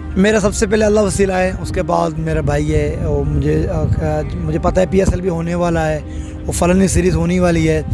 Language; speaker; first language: Urdu; non-native, local second language; Sindhi